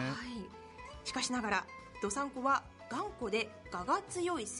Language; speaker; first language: Japanese; native; Japanese